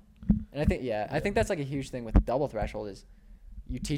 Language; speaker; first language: English; early bilingual, other home language; Spanish